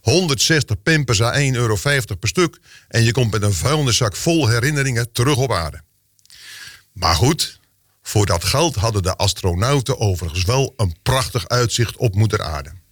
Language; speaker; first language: Dutch; native; Dutch